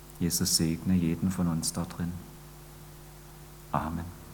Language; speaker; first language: German; native; German